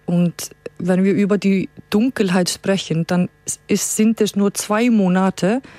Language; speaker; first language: German; non-native, fluent; Icelandic